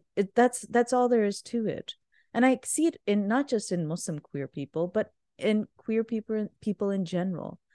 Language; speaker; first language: English; non-native, local second language; Urdu